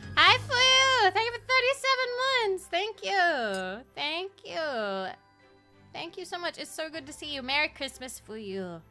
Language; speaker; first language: English; native; English